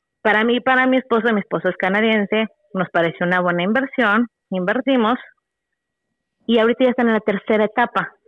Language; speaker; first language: Spanish; native; Spanish